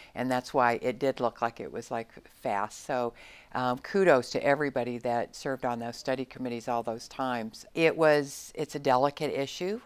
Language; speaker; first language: English; native; English